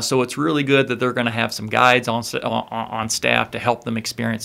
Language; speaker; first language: English; native; English